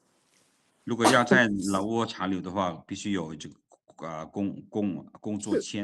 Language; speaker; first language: Chinese; non-native, fluent; Lao